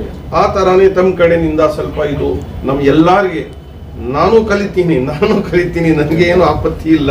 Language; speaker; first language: Kannada; non-native, local second language; Urdu